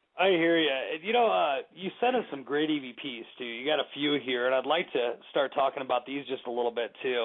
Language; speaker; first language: English; native; English